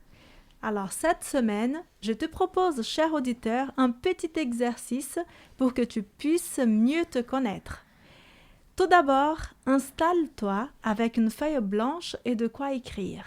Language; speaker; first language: French; native; French